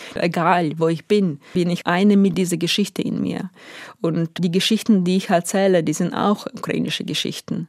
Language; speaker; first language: German; non-native, fluent; Ukrainian